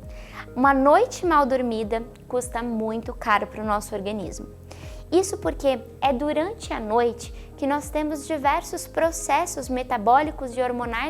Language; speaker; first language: Portuguese; native; Portuguese